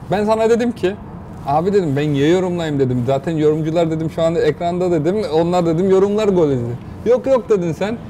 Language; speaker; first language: Turkish; early bilingual, heritage; Turkish